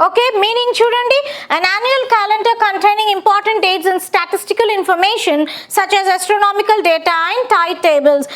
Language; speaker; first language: English; non-native, local second language; Telugu